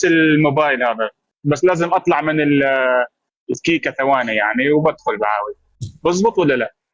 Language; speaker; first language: Arabic; native; Arabic